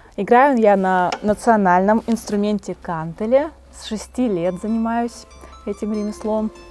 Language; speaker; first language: Russian; native; Russian